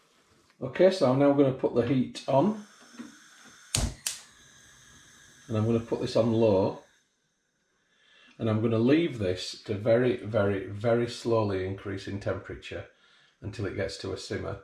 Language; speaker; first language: English; native; English